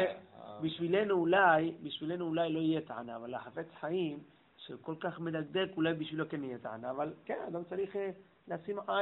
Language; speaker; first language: Hebrew; non-native, fluent; English